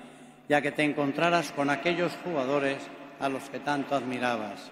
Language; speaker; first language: Spanish; native; Spanish